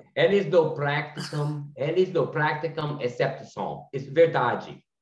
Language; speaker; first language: Portuguese; non-native, learner; English